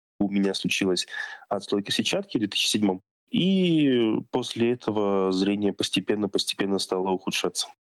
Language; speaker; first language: Russian; native; Russian